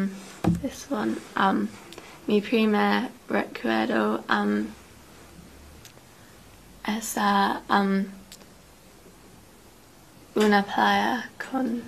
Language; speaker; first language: Spanish; non-native, learner; English